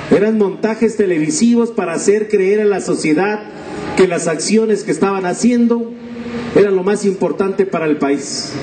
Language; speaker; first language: Spanish; native; Spanish